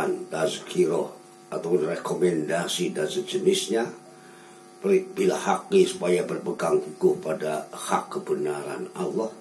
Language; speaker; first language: Indonesian; non-native, local second language; Javanese